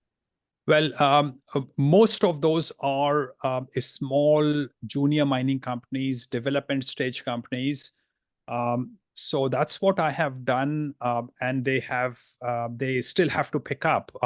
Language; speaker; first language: English; non-native, fluent; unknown